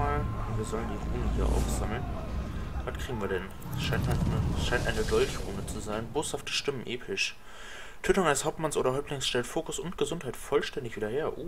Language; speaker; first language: German; native; German